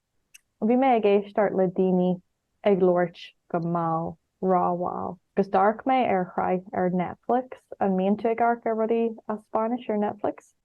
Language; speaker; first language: Irish; non-native, local second language; English